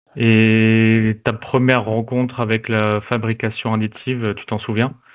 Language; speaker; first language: French; native; French